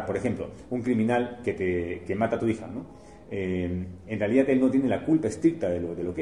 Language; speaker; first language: Spanish; native; Spanish